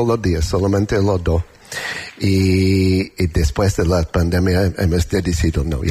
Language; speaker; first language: Spanish; non-native, learner; English